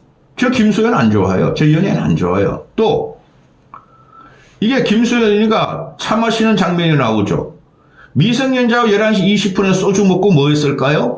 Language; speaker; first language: Korean; native; Korean